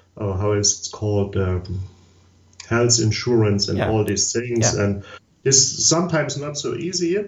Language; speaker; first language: English; non-native, learner; German